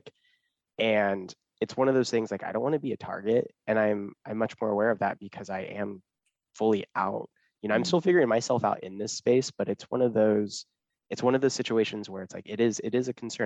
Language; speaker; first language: English; native; English